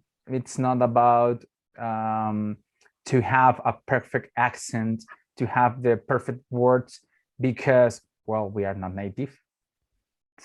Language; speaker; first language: English; non-native, learner; Spanish